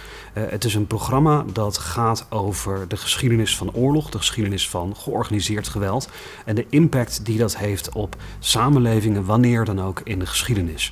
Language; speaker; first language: Dutch; native; Dutch